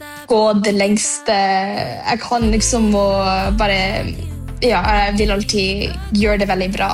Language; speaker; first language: Norwegian; early bilingual, heritage; English